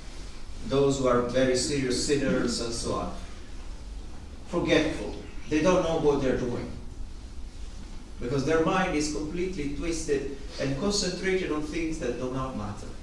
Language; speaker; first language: English; non-native, fluent; Italian